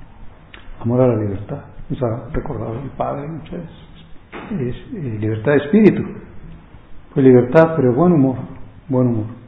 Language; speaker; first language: Spanish; native; Spanish